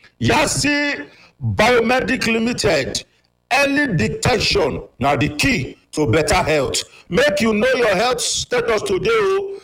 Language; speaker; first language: Nigerian Pidgin; native; Nigerian Pidgin